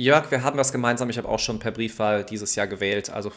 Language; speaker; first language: German; native; German